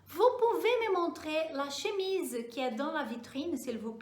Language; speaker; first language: French; non-native, fluent; Portuguese